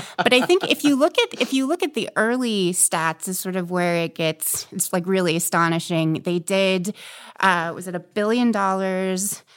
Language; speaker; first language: English; native; English